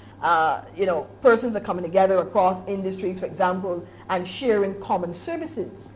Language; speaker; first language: English; native; English